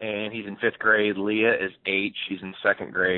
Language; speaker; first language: English; native; English